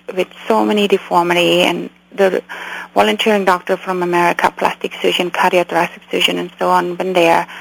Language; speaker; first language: English; early bilingual, other home language; Khmer